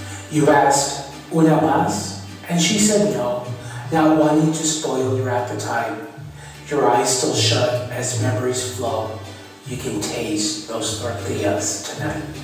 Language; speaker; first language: English; early bilingual, other home language; Spanish